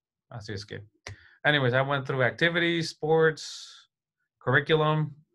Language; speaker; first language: English; early bilingual, other home language; Spanish